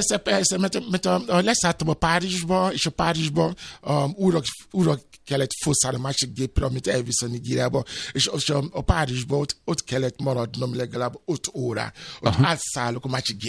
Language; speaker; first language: Hungarian; non-native, fluent; Yoruba